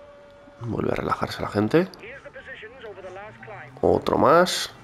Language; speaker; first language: Spanish; native; Spanish